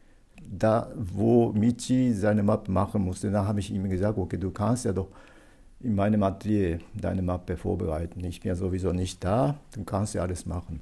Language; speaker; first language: German; non-native, fluent; Japanese